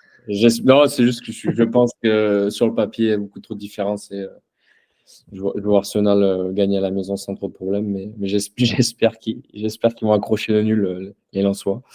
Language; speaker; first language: French; native; French